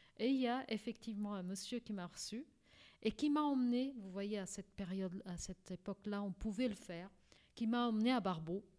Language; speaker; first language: French; early bilingual, other home language; Portuguese